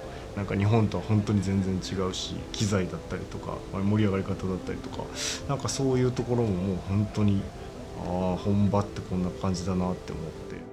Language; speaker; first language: Japanese; native; Japanese